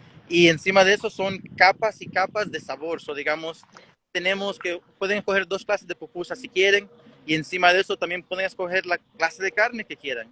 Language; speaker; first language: Spanish; early bilingual, heritage; Spanish